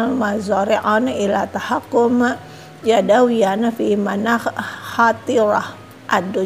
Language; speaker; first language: Arabic; non-native, learner; Indonesian